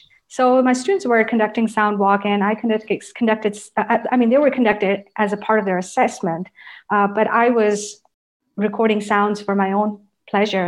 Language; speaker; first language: English; non-native, local second language; Urdu